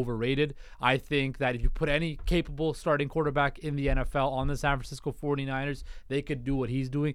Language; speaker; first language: English; native; English